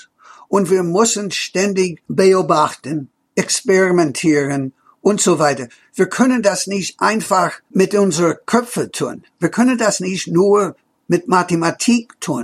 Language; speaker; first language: German; non-native, fluent; English